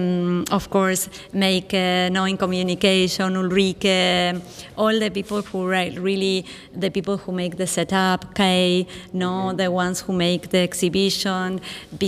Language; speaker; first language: English; non-native, fluent; Spanish